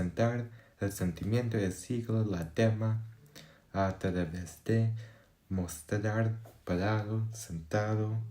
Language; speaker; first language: Spanish; non-native, learner; English